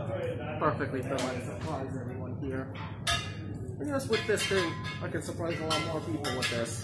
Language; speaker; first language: English; non-native, fluent; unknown